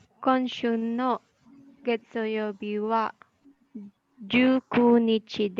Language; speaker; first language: Japanese; non-native, learner; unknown